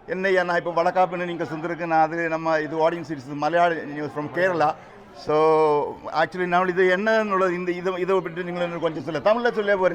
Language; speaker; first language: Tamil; non-native, learner; Malayalam